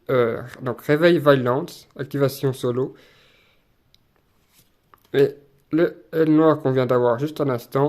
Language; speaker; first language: French; native; French